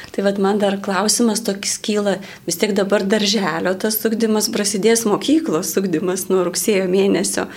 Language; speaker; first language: Lithuanian; native; Lithuanian